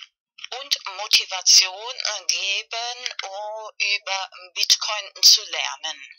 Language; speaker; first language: German; non-native, learner; Spanish